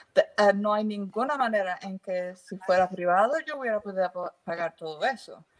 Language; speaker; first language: Spanish; early bilingual, heritage; Spanish